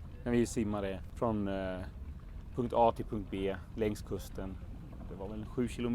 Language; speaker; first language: Swedish; native; Swedish